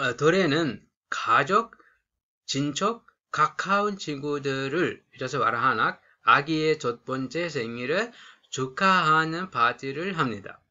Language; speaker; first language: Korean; non-native, fluent; Sinhala